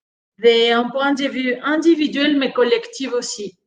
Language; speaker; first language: French; non-native, fluent; Spanish